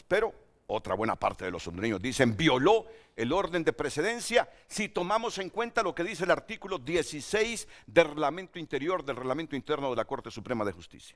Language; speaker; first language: Spanish; native; Spanish